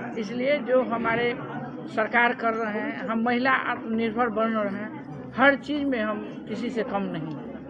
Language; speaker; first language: Hindi; native; Hindi